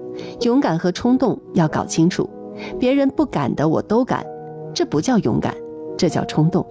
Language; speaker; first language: Chinese; native; Chinese